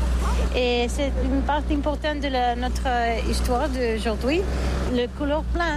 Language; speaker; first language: French; non-native, learner; Catalan